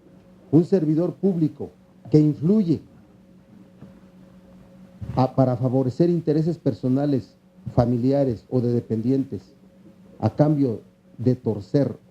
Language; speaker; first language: Spanish; native; Spanish